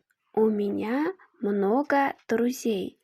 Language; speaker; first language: Russian; non-native, fluent; Uzbek